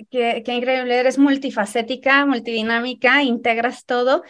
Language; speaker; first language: Spanish; native; Spanish